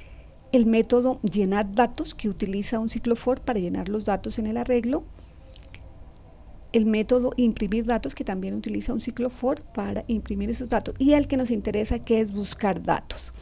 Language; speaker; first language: Spanish; native; Spanish